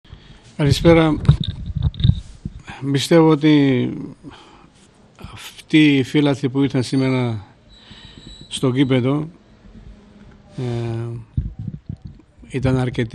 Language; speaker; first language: Greek; non-native, fluent; Georgian